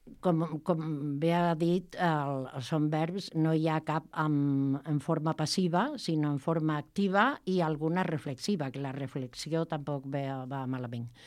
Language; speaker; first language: Catalan; non-native, local second language; Spanish